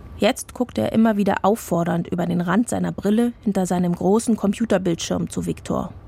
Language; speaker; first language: German; native; German